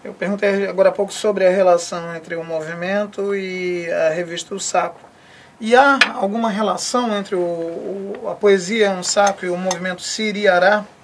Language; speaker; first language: Portuguese; native; Portuguese